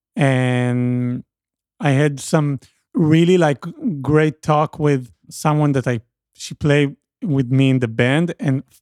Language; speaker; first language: English; non-native, learner; Hebrew